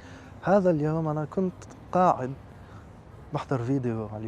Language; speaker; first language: Arabic; non-native, fluent; French